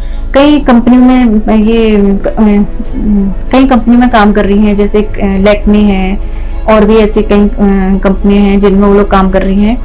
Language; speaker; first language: Hindi; native; Hindi